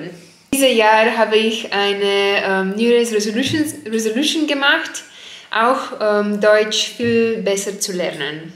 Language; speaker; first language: German; non-native, learner; Slovenian